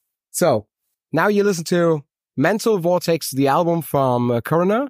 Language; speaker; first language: English; non-native, fluent; German